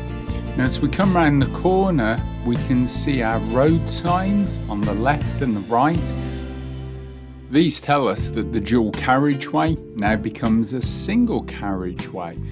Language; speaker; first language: English; native; English